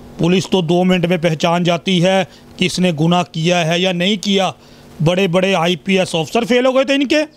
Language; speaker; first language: Hindi; non-native, local second language; Punjabi